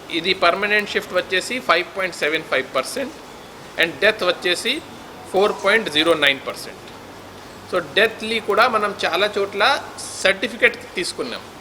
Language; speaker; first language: Telugu; non-native, fluent; Hindi